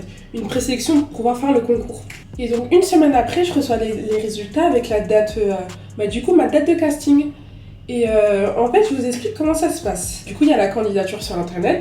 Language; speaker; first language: French; native; French